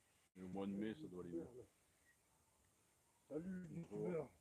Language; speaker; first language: French; native; French